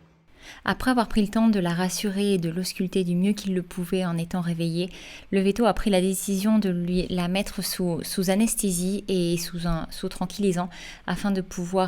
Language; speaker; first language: French; native; French